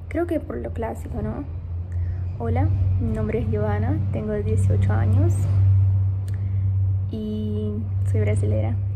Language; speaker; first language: Spanish; early bilingual, heritage; Portuguese